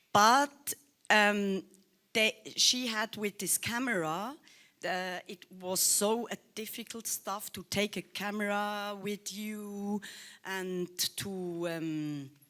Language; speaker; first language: English; non-native, learner; Swiss German